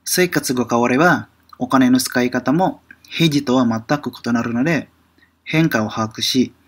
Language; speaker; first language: Japanese; non-native, fluent; Indonesian